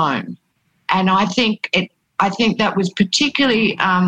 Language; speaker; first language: English; native; English